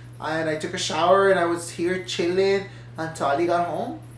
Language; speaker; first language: English; early bilingual, other home language; Spanish